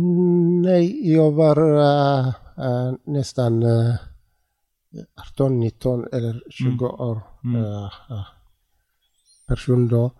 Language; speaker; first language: Swedish; non-native, learner; Tigrinya